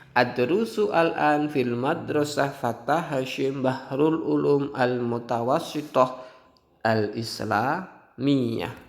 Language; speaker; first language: Arabic; non-native, fluent; Indonesian